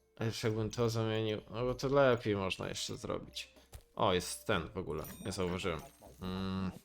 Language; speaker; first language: Polish; native; Polish